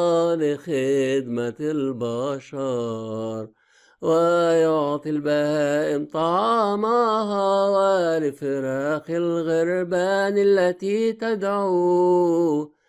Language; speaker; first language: Arabic; native; Arabic